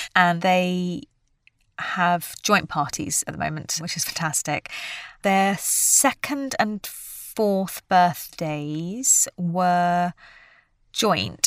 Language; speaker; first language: English; native; English